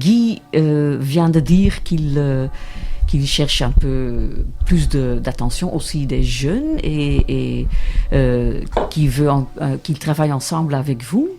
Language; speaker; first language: French; non-native, local second language; Dutch